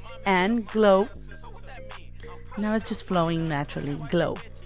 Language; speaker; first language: English; early bilingual, other home language; Spanish